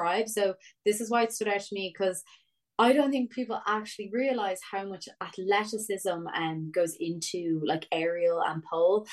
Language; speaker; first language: English; native; English